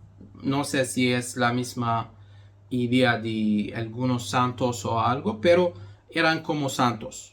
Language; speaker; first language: Spanish; non-native, fluent; Arabic